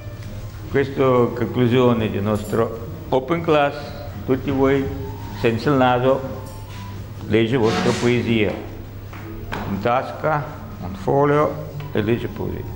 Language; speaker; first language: Italian; non-native, learner; Russian